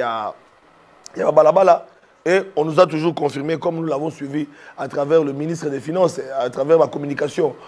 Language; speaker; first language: French; non-native, local second language; Lingala